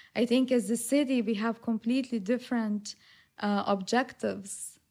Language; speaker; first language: English; non-native, fluent; Lithuanian